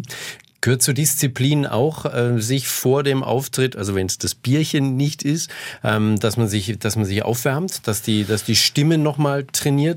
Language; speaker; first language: German; native; German